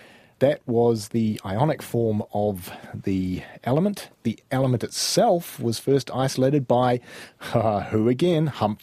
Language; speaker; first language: English; native; English